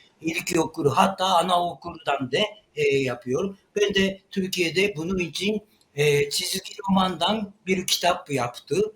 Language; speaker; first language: Turkish; non-native, learner; Japanese